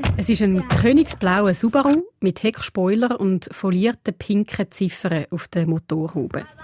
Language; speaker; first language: German; early bilingual, other home language; Portuguese